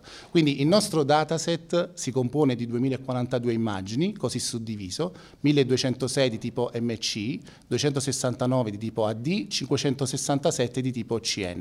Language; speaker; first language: Italian; native; Italian